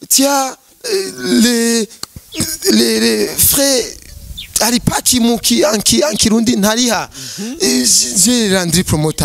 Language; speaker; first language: French; non-native, learner; Rundi